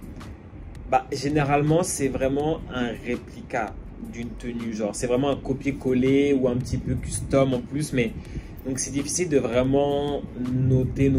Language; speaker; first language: French; native; French